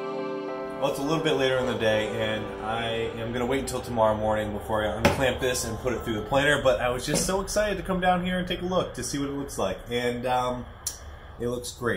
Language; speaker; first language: English; native; English